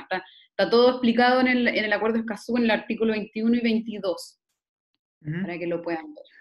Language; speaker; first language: Spanish; native; Spanish